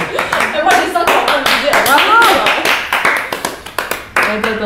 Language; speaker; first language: French; native; French